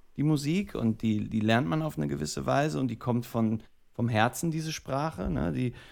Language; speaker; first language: German; native; German